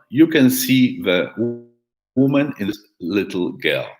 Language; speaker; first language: English; non-native, fluent; Polish